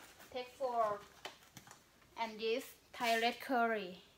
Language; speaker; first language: English; non-native, learner; Thai